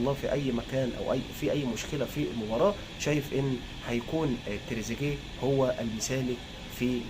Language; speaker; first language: Arabic; native; Arabic